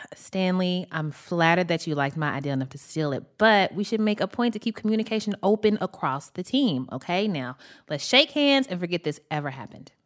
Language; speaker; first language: English; native; English